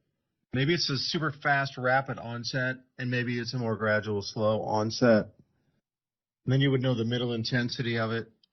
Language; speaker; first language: English; native; English